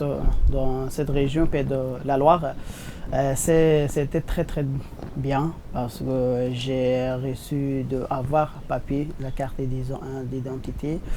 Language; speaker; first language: French; non-native, learner; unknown